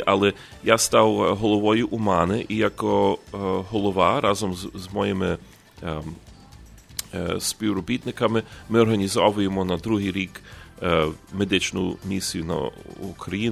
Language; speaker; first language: Ukrainian; early bilingual, heritage; Ukrainian